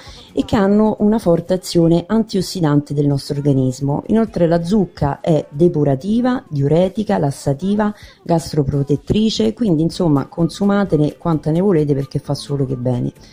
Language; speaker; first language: Italian; native; Italian